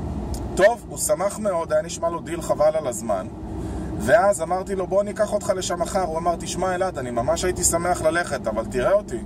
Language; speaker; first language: Hebrew; native; Hebrew